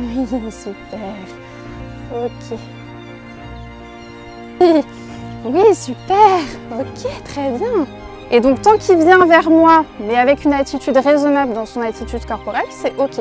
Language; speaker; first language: French; native; French